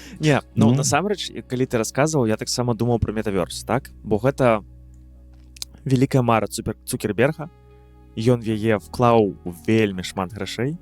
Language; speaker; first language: Belarusian; non-native, local second language; Russian